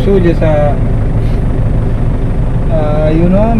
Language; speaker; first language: English; non-native, learner; Indonesian